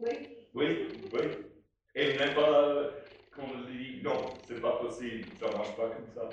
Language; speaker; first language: French; non-native, fluent; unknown